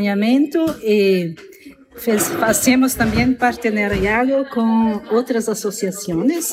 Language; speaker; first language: Spanish; non-native, learner; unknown